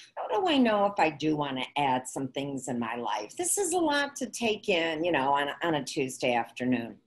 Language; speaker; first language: English; native; English